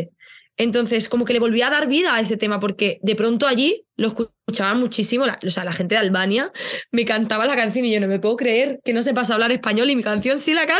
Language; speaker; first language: Spanish; native; Spanish